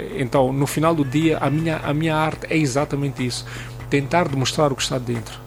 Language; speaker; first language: Portuguese; native; Portuguese